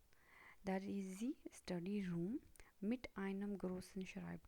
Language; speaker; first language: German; non-native, fluent; Hindi